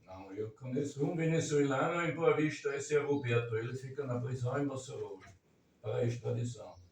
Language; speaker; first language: Portuguese; non-native, learner; German